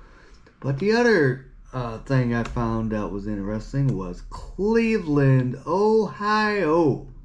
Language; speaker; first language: English; native; English